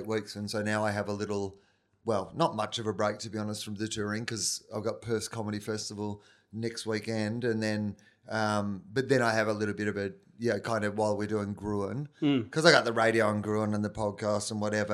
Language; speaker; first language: English; native; English